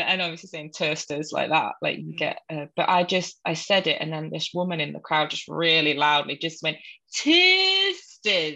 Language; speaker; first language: English; native; English